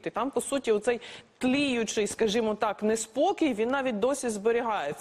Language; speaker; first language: Ukrainian; native; Ukrainian